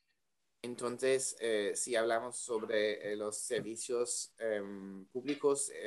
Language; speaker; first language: Spanish; non-native, learner; German